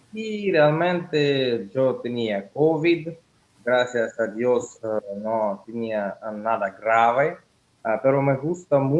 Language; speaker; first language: Spanish; non-native, learner; Russian